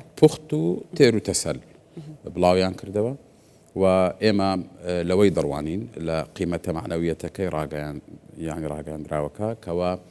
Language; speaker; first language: Central Kurdish; non-native, local second language; Assyrian Neo-Aramaic